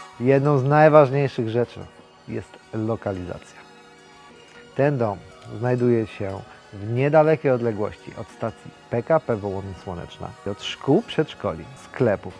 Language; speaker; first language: Polish; native; Polish